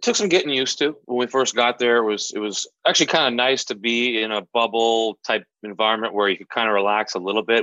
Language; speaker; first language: English; native; English